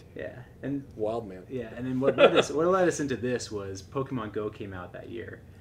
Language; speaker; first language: English; native; English